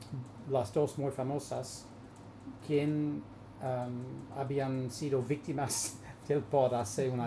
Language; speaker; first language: Spanish; non-native, fluent; English